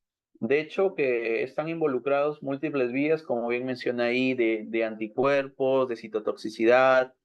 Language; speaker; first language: Spanish; native; Spanish